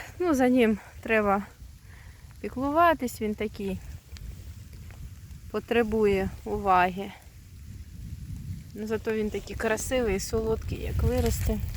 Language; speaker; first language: Ukrainian; native; Ukrainian